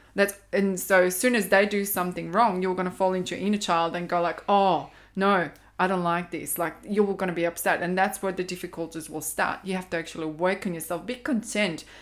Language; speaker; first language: English; non-native, fluent; Croatian